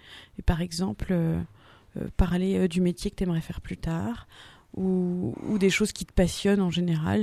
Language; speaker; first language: French; native; French